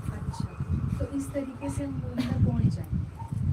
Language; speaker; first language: Hindi; native; Hindi